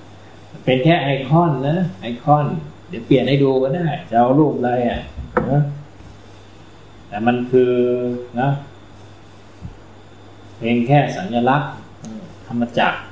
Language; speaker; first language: Thai; native; Thai